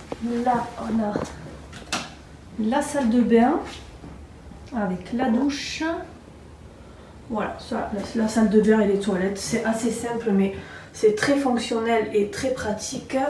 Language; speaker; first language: French; native; French